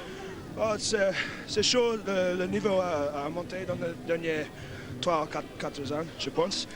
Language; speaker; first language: French; non-native, fluent; English